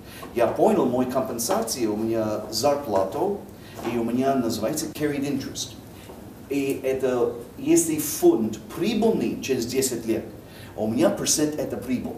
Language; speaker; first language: Russian; non-native, learner; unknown